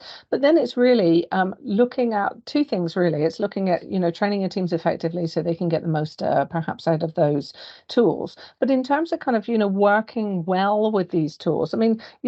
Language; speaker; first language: English; native; English